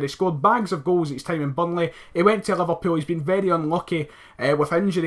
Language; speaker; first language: English; native; English